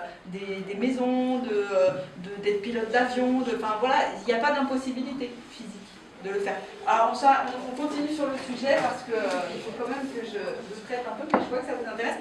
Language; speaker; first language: French; native; French